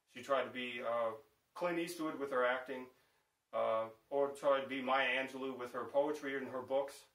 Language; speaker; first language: English; native; English